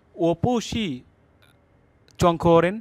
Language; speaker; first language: Chinese; non-native, learner; Bangla